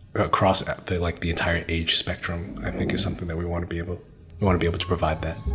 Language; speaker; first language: English; native; English